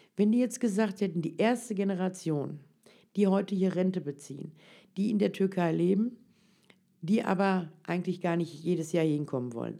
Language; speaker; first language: German; early bilingual, other home language; Turkish